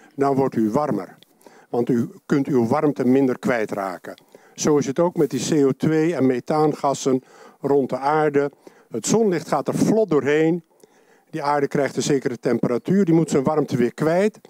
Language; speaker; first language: Dutch; non-native, local second language; Western Frisian